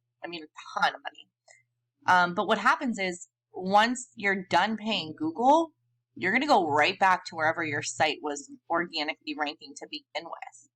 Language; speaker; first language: English; native; English